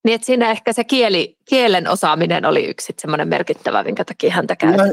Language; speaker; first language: Finnish; native; Finnish